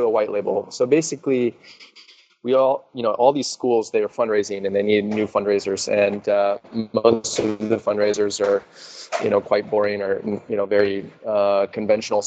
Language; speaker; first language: English; native; English